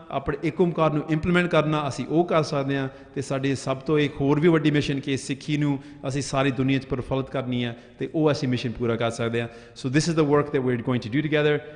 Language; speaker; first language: Punjabi; early bilingual, heritage; Punjabi